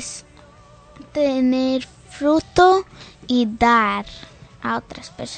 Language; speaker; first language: Spanish; early bilingual, heritage; Spanish